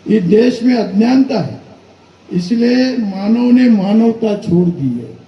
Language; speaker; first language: Hindi; non-native, local second language; Marathi